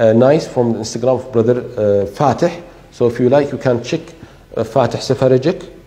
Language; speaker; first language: English; non-native, fluent; Arabic